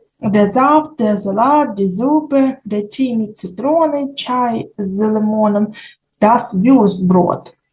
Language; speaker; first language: German; non-native, learner; Ukrainian